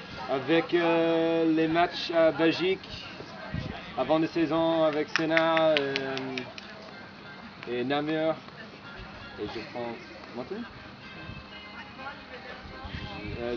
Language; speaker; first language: French; non-native, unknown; English